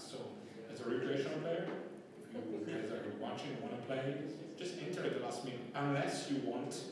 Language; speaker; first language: English; non-native, fluent; Italian